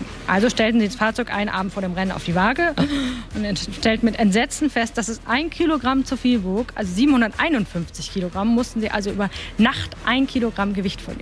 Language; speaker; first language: German; native; German